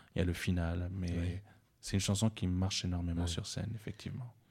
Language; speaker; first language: French; native; French